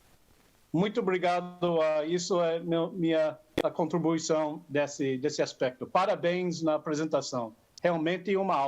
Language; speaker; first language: Portuguese; non-native, fluent; English